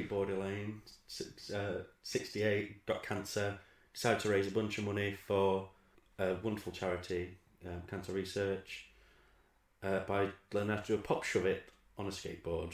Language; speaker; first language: English; native; English